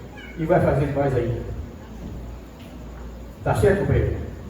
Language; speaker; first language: Portuguese; native; Portuguese